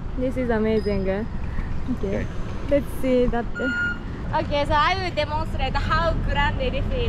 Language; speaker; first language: English; non-native, fluent; Japanese